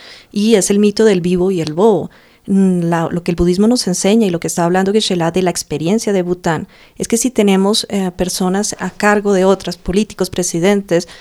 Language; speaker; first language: Spanish; native; Spanish